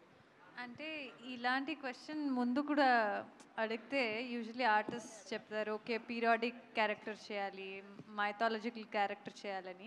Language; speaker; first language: Telugu; non-native, local second language; Kannada